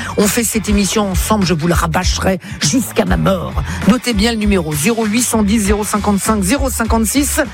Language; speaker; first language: French; native; French